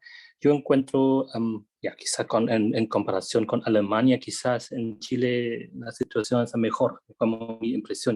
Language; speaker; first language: Spanish; non-native, fluent; Vietnamese